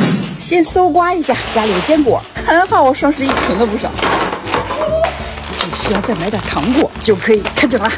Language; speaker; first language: Chinese; native; Chinese